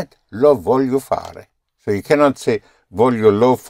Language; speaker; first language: Italian; non-native, fluent; English